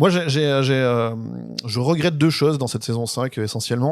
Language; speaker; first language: French; native; French